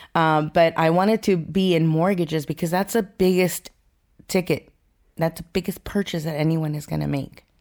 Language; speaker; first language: English; early bilingual, other home language; Spanish